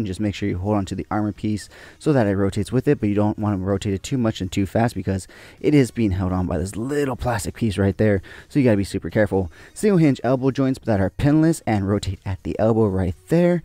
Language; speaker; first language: English; native; English